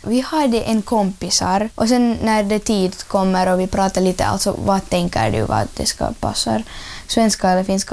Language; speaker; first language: Swedish; early bilingual, other home language; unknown